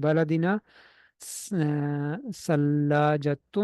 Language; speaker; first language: Arabic; non-native, fluent; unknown